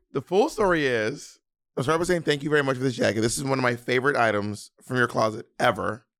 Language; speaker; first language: English; native; English